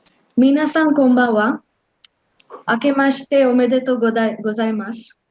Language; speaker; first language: Japanese; non-native, learner; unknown